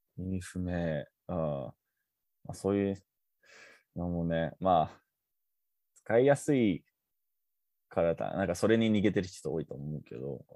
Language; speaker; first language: Japanese; non-native, fluent; English